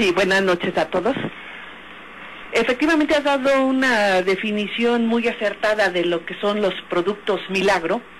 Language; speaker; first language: Spanish; native; Spanish